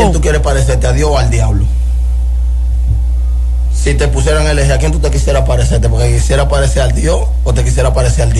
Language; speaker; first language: Spanish; native; Spanish